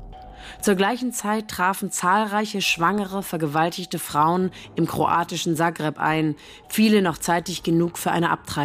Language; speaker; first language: German; native; German